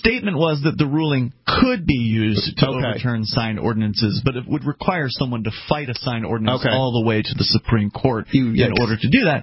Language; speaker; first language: English; native; English